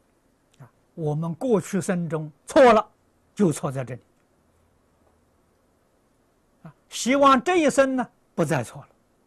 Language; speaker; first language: Chinese; native; Chinese